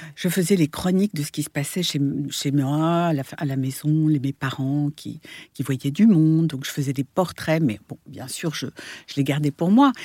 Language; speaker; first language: French; native; French